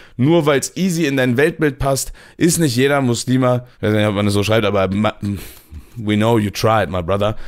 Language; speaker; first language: German; early bilingual, other home language; Turkish